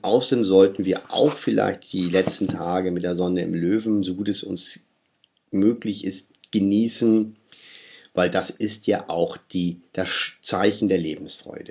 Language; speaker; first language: German; native; German